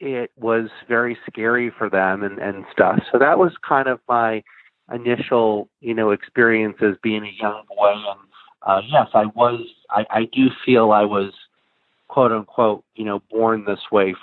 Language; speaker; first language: English; native; English